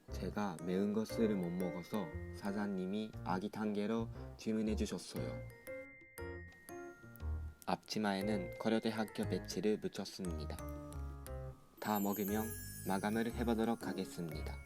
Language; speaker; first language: Korean; non-native, fluent; Japanese